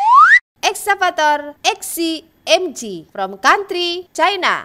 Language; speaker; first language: English; non-native, learner; Indonesian